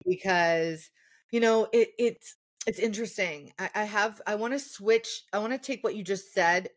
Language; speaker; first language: English; native; English